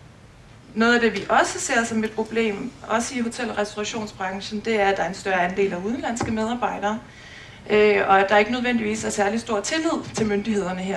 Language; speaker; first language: Danish; native; Danish